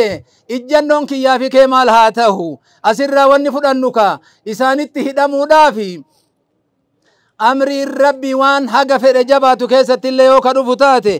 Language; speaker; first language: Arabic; non-native, fluent; Oromo